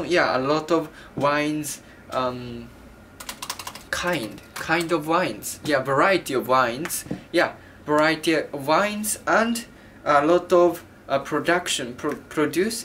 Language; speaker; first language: English; non-native, learner; Japanese